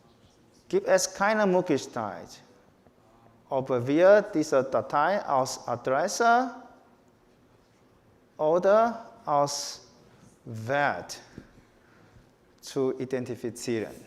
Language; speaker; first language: German; non-native, fluent; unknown